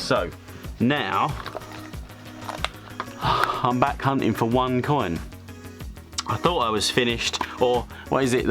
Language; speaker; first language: English; native; English